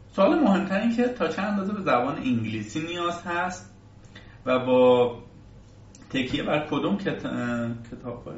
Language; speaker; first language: Persian; native; Persian